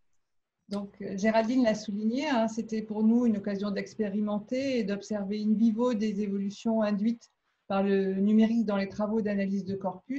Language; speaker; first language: French; native; French